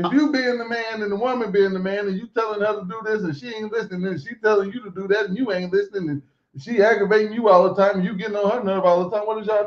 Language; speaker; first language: English; native; English